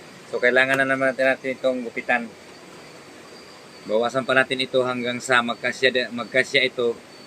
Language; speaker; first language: Filipino; non-native, local second language; Cebuano